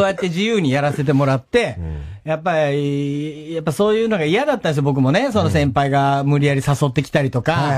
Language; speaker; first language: Japanese; native; Japanese